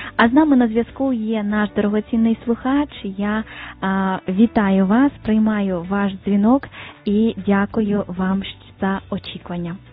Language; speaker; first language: Ukrainian; native; Ukrainian